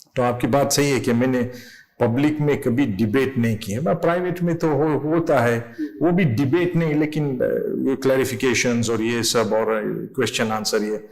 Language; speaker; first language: Urdu; non-native, fluent; English